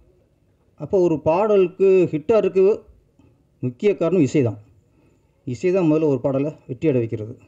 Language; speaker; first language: Tamil; native; Tamil